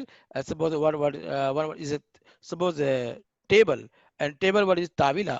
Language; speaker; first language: English; non-native, learner; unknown